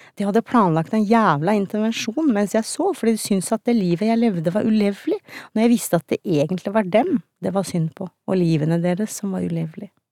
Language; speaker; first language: Norwegian; early bilingual, other home language; Turkish